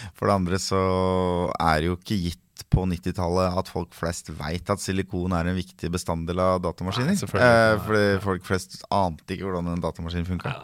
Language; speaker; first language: Norwegian; native; Norwegian